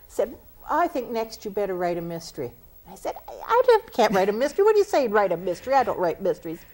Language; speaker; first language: English; native; English